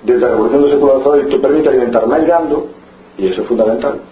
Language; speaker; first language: Spanish; non-native, local second language; Galician